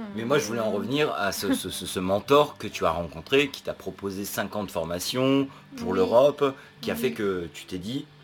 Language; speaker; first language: French; native; French